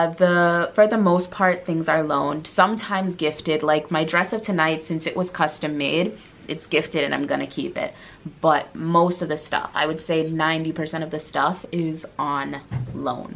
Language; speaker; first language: English; native; English